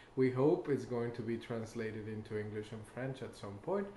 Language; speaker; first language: English; non-native, fluent; Spanish